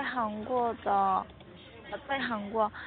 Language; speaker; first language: Chinese; non-native, learner; Korean